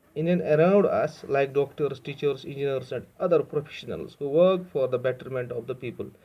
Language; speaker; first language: English; non-native, local second language; Urdu